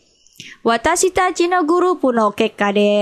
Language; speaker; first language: Japanese; non-native, fluent; Indonesian